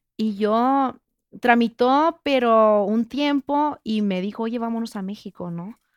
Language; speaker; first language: Spanish; non-native, fluent; French